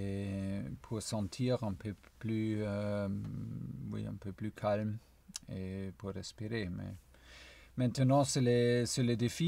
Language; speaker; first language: French; non-native, fluent; German